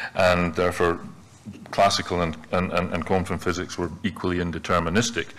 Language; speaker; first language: English; native; English